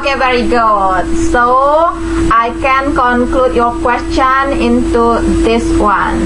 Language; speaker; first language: English; non-native, fluent; Indonesian